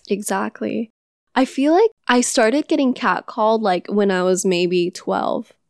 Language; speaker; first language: English; non-native, local second language; Filipino